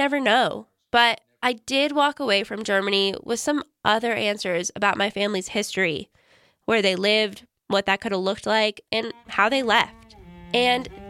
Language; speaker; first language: English; native; English